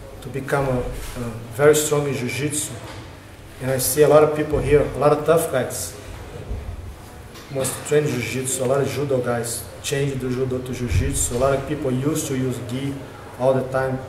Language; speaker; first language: English; non-native, learner; Portuguese